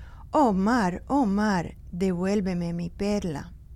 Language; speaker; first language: Spanish; early bilingual, heritage; Spanish